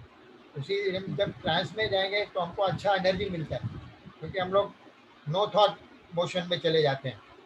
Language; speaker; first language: Hindi; native; Hindi